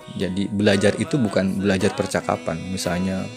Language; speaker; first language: Malay; non-native, local second language; Sundanese